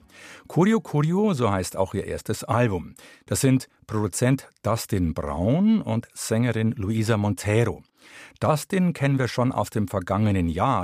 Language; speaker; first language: German; native; German